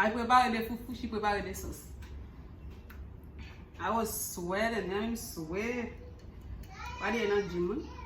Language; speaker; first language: English; non-native, learner; Haitian Creole